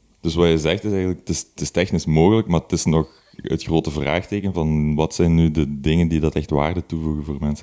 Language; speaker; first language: Dutch; native; Dutch